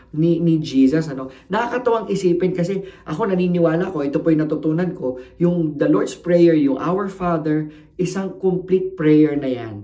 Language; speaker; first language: Filipino; native; Filipino